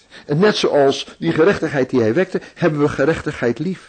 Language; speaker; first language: Dutch; native; Dutch